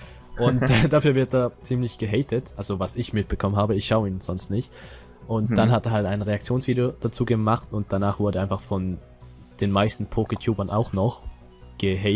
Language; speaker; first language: German; native; German